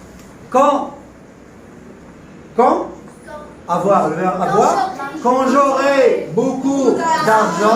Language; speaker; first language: French; non-native, local second language; Arabic